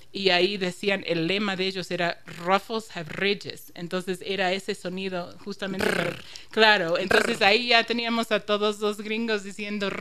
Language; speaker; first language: Spanish; non-native, fluent; English